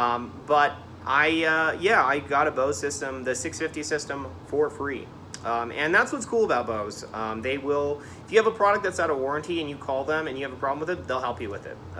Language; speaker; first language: English; native; English